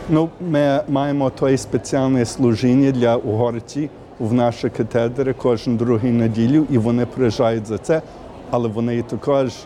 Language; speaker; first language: Ukrainian; early bilingual, heritage; Ukrainian